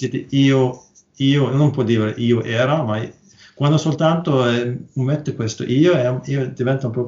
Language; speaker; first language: Italian; non-native, learner; Norwegian